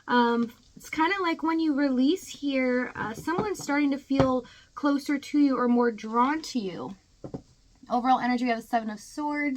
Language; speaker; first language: English; native; English